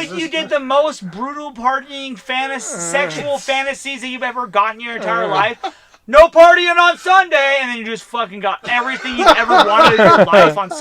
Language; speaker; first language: English; native; English